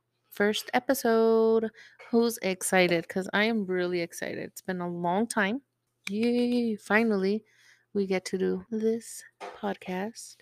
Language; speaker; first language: English; early bilingual, other home language; Spanish